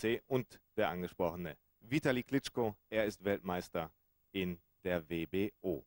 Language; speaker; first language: German; native; German